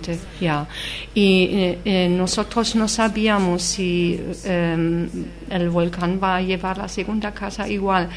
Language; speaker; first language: Spanish; non-native, fluent; German